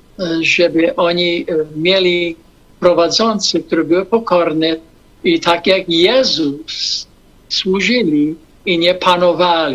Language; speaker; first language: Polish; non-native, fluent; English